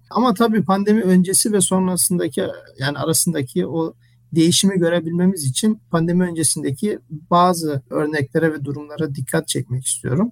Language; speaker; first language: Turkish; early bilingual, heritage; Turkish